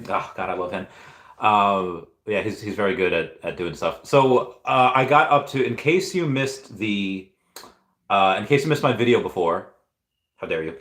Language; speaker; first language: English; native; English